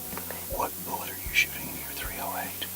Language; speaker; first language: English; native; English